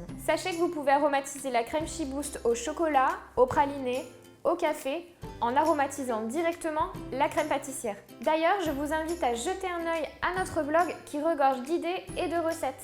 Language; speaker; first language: French; native; French